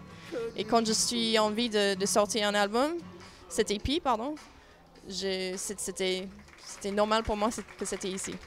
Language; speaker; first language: French; non-native, learner; English